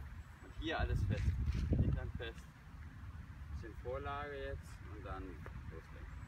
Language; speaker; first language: German; native; German